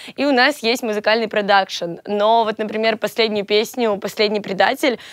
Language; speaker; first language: Russian; native; Russian